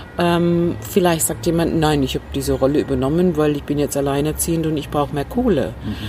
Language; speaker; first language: German; non-native, fluent; English